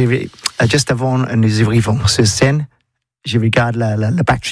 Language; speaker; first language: French; non-native, learner; English